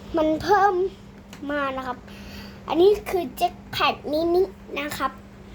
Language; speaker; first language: Thai; native; Thai